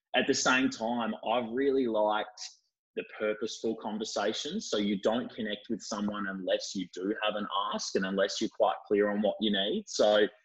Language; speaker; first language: English; native; English